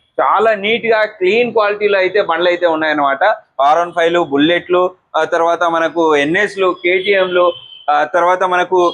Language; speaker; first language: Telugu; native; Telugu